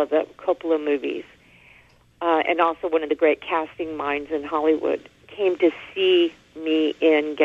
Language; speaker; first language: English; native; English